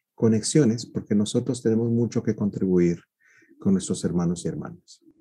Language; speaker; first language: Spanish; early bilingual, heritage; Spanish